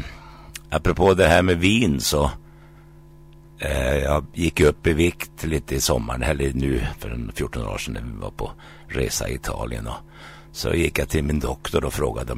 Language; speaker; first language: Swedish; native; Swedish